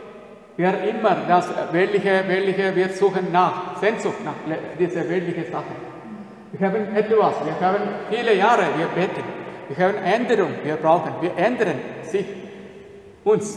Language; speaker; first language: German; non-native, learner; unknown